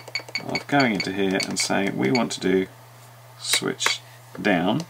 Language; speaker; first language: English; native; English